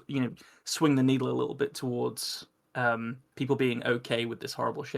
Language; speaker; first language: English; native; English